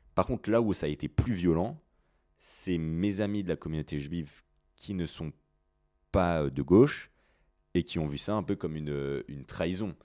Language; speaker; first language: French; native; French